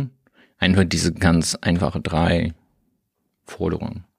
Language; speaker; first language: German; non-native, learner; Russian